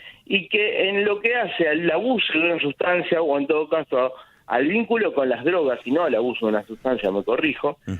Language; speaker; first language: Spanish; native; Spanish